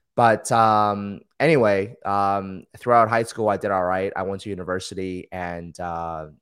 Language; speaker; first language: English; early bilingual, other home language; Chinese